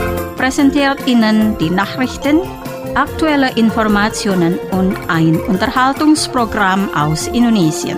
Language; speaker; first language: German; non-native, fluent; Indonesian